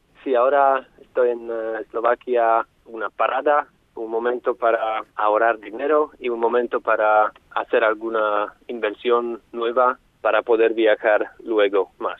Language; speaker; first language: Spanish; non-native, fluent; Slovak